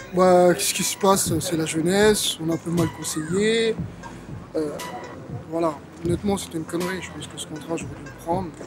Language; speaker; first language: French; early bilingual, other home language; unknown